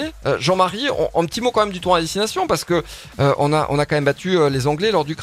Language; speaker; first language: French; native; French